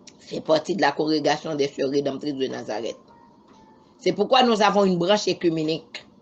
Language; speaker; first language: French; non-native, local second language; Haitian Creole